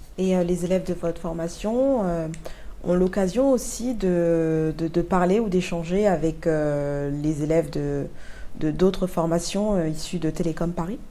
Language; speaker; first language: French; native; French